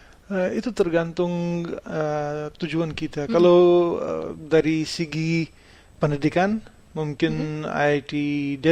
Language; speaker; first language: Indonesian; non-native, fluent; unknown